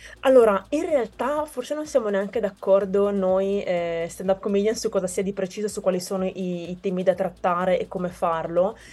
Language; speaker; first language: Italian; native; Italian